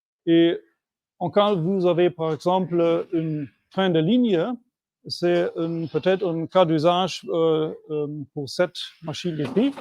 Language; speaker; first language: French; non-native, fluent; German